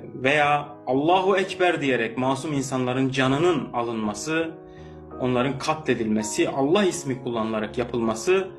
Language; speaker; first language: Turkish; non-native, local second language; Kurdish